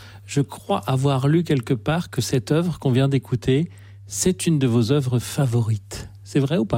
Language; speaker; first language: French; native; French